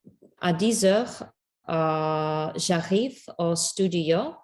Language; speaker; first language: French; non-native, learner; Spanish